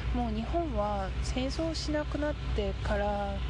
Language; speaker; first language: Japanese; native; Japanese